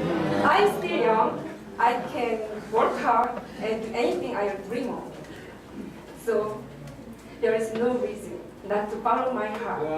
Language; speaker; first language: English; non-native, learner; Korean